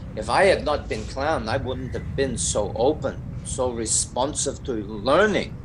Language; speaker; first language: English; non-native, fluent; Russian